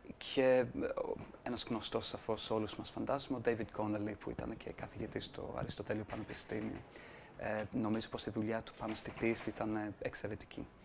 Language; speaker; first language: Greek; non-native, fluent; English